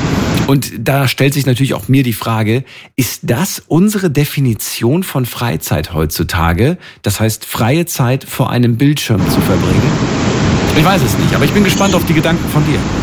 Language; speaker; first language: German; native; German